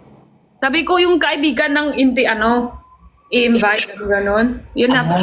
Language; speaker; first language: Filipino; non-native, local second language; Cebuano